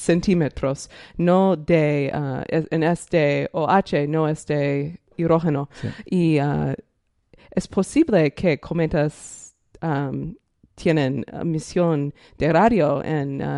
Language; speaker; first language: Spanish; non-native, learner; English